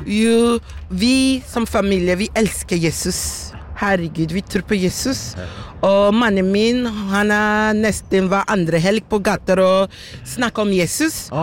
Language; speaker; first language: Norwegian; non-native, fluent; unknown